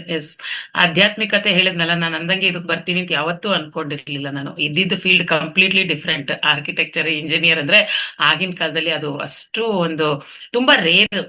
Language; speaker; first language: Kannada; non-native, local second language; Telugu